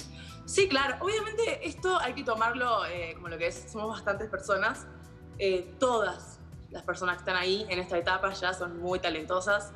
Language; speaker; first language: Spanish; native; Spanish